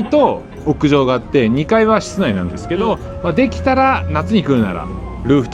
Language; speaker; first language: Japanese; native; Japanese